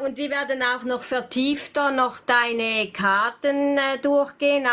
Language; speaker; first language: German; native; German